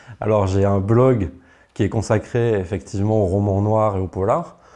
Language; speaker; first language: French; native; French